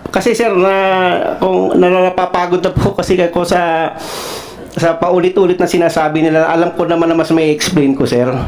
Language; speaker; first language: Filipino; non-native, local second language; Cebuano